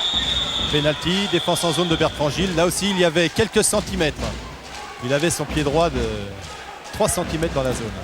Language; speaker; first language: French; native; French